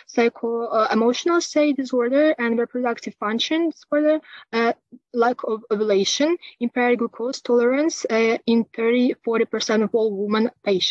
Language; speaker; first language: English; non-native, fluent; Ukrainian